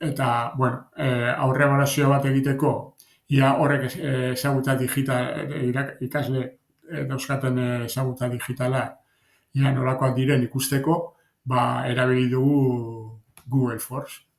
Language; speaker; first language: Basque; native; Basque